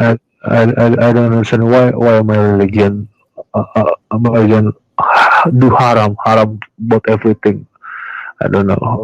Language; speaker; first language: English; non-native, learner; Indonesian